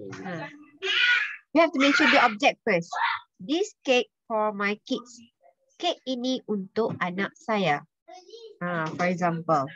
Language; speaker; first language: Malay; native; Malay